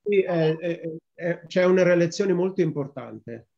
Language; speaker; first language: Italian; non-native, fluent; Arabic